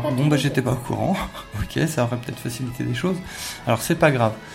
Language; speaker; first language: French; native; French